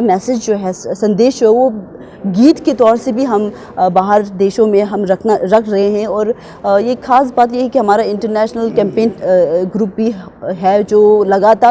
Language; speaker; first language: Hindi; non-native, local second language; Tibetan